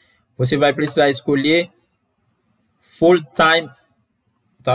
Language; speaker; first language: Portuguese; non-native, fluent; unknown